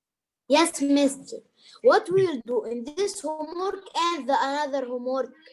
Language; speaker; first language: English; non-native, learner; Arabic